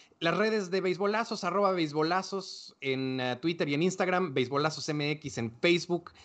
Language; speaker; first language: Spanish; native; Spanish